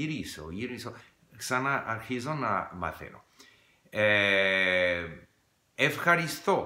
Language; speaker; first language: Greek; non-native, learner; English